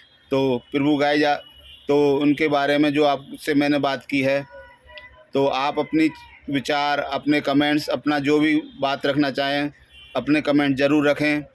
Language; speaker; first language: Hindi; native; Hindi